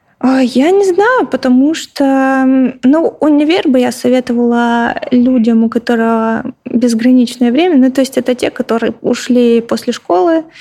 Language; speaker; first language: Russian; native; Russian